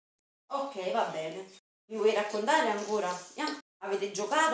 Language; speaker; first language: Italian; native; Italian